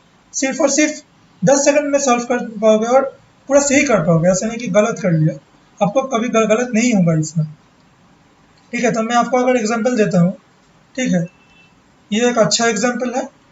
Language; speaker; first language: Hindi; non-native, local second language; Bangla